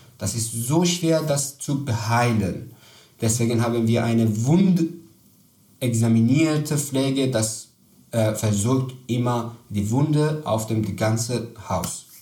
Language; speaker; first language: German; non-native, learner; Persian